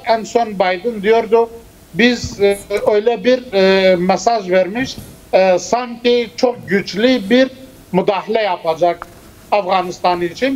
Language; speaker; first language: Turkish; non-native, fluent; Kurdish